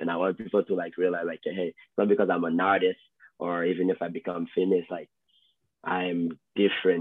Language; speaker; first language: English; native; English